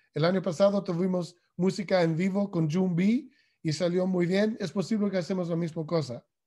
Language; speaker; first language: Spanish; non-native, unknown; English